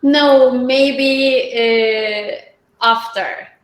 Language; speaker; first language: English; non-native, learner; Turkish